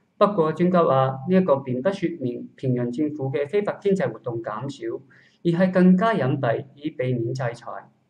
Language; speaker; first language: Cantonese; non-native, learner; Japanese